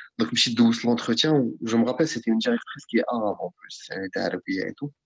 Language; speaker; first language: French; non-native, local second language; Arabic